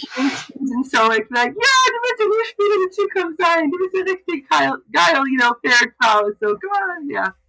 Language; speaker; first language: German; non-native, learner; English